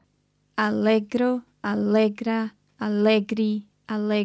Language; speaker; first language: Italian; non-native, learner; English